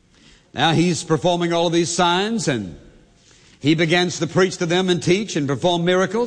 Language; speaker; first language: English; native; English